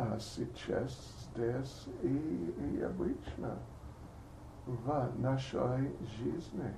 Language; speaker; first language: Russian; non-native, learner; English